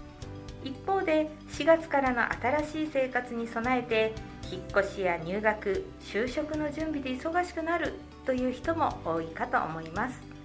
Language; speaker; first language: Japanese; native; Japanese